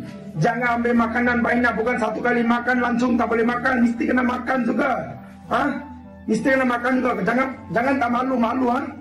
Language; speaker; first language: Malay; non-native, learner; Bangla